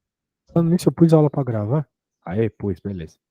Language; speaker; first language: Portuguese; native; Portuguese